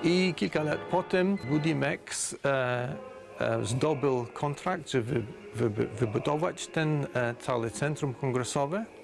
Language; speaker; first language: Polish; non-native, fluent; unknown